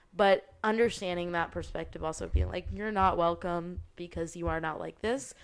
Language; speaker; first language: English; native; English